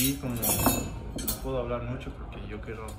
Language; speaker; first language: Spanish; early bilingual, heritage; Spanish